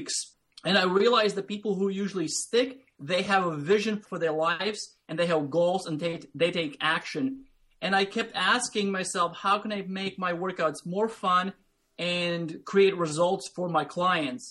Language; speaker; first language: English; non-native, fluent; Latvian